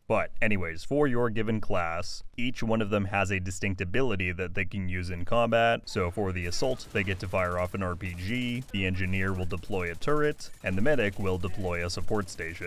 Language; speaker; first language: English; native; English